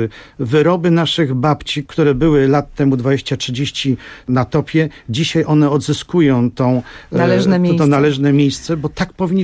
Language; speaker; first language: Polish; native; Polish